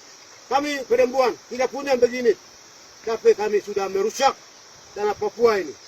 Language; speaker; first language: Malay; non-native, local second language; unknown